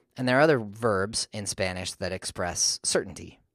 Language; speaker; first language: English; native; English